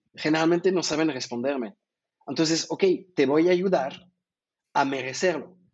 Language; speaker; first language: Spanish; non-native, fluent; French